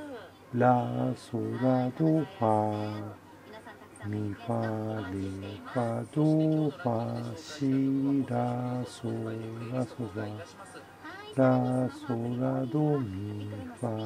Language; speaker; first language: Japanese; native; Japanese